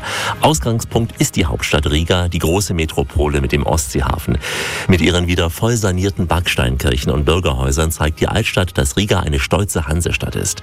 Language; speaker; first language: German; native; German